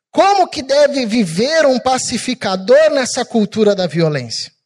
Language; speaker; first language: Portuguese; native; Portuguese